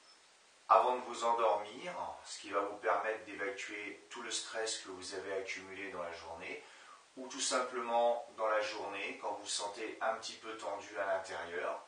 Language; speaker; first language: French; native; French